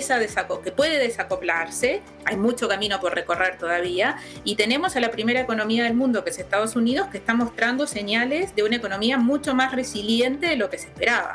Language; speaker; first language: Spanish; native; Spanish